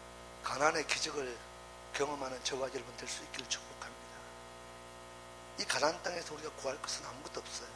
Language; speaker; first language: Korean; native; Korean